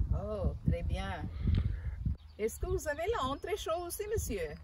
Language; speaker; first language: French; non-native, fluent; Tamil